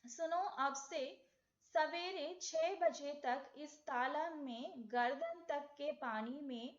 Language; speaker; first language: Hindi; non-native, local second language; Tamil